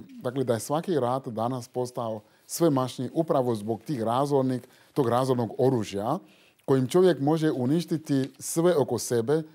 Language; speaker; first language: Croatian; non-native, fluent; Fon